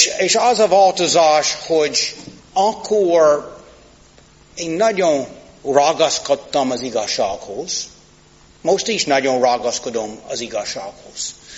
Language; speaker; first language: Hungarian; non-native, fluent; English